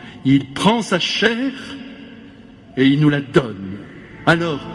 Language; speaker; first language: French; native; French